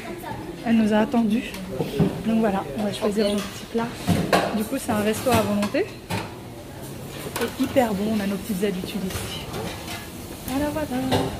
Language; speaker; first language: French; native; French